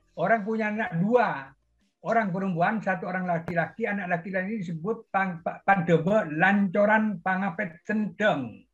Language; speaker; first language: Indonesian; non-native, local second language; Madurese